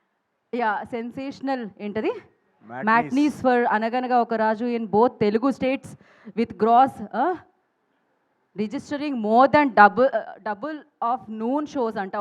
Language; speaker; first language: Telugu; native; Telugu